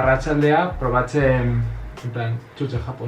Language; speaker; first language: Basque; non-native, local second language; Spanish